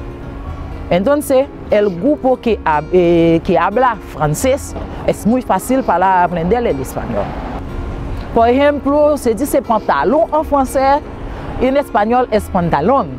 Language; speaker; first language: Spanish; non-native, fluent; Haitian Creole